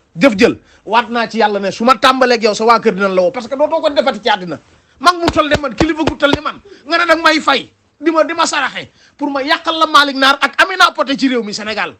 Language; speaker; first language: Wolof; native; Wolof